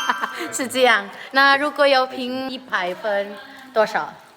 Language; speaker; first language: Chinese; non-native, fluent; Filipino